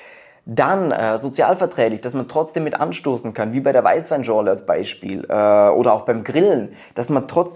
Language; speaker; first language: German; native; German